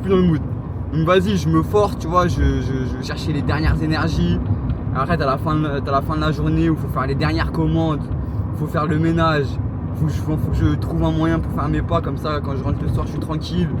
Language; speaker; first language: French; native; French